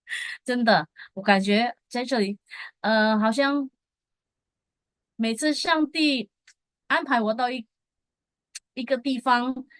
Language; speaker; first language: Chinese; non-native, fluent; Indonesian